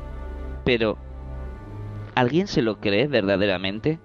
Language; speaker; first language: Spanish; native; Spanish